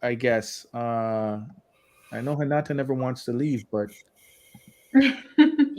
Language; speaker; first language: English; native; English